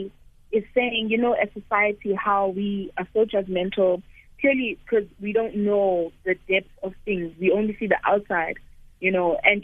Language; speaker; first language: English; non-native, local second language; Xhosa